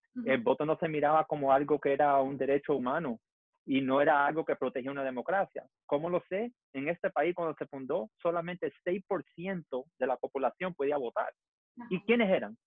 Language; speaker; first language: Spanish; early bilingual, heritage; Spanish